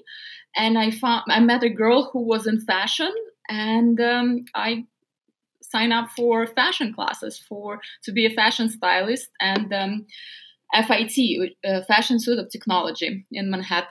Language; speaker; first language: English; non-native, fluent; Russian